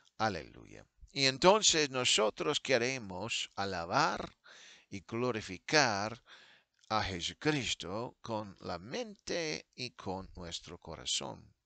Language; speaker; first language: Spanish; non-native, fluent; English